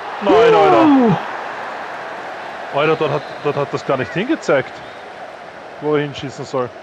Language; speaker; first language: German; native; German